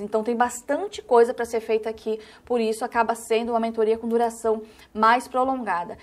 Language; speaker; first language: Portuguese; native; Portuguese